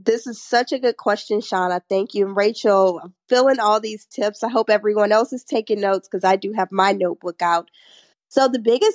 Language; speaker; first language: English; native; English